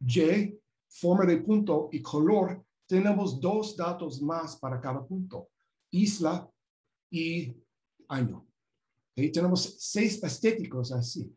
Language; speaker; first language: Spanish; non-native, fluent; English